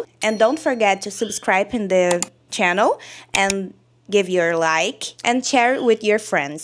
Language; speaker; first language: English; non-native, learner; Portuguese